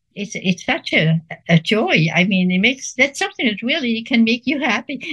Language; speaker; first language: English; non-native, fluent; Swiss German